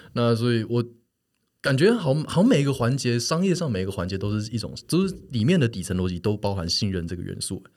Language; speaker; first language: Chinese; native; Chinese